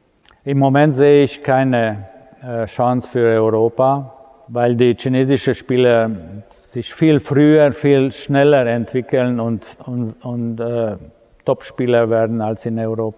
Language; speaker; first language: German; non-native, fluent; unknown